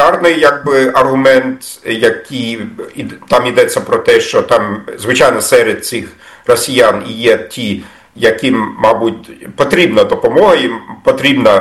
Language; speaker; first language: Ukrainian; non-native, fluent; German